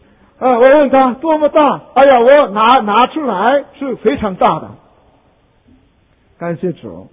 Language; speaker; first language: Chinese; non-native, fluent; Korean